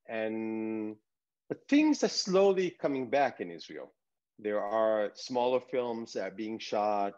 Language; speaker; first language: English; early bilingual, other home language; Hebrew